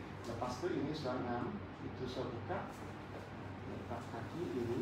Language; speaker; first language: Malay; non-native, local second language; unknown